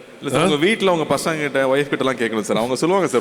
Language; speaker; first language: Tamil; native; Tamil